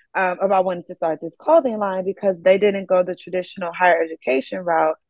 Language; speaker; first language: English; native; English